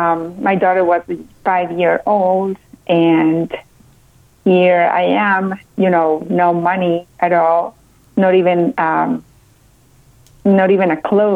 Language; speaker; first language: English; non-native, fluent; Spanish